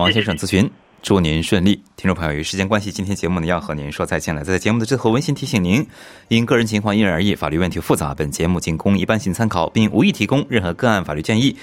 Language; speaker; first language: Chinese; native; Chinese